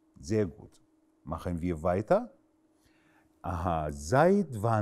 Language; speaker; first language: German; non-native, fluent; Arabic